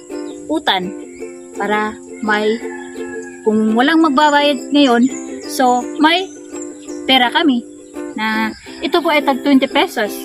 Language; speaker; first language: Filipino; non-native, local second language; Cebuano